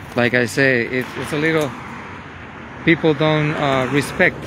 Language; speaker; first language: English; non-native, fluent; Spanish